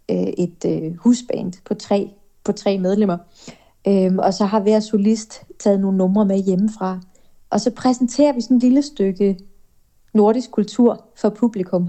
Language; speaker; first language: Danish; native; Danish